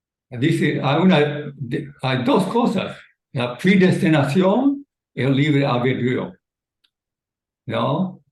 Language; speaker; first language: Spanish; non-native, fluent; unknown